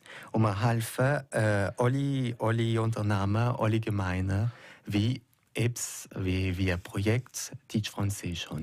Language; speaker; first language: German; non-native, local second language; French